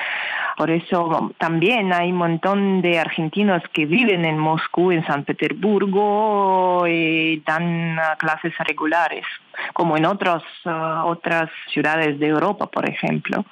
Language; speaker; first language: Spanish; non-native, learner; Russian